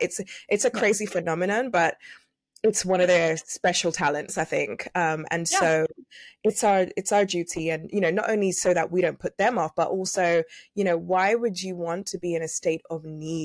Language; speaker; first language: English; native; English